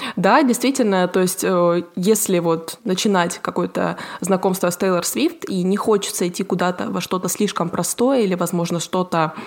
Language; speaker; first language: Russian; native; Russian